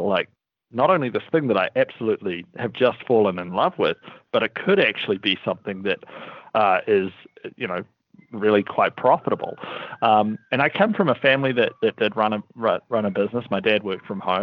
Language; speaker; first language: English; native; English